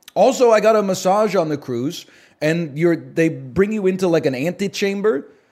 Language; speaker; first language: English; native; English